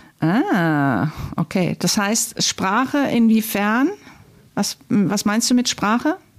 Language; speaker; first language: German; native; German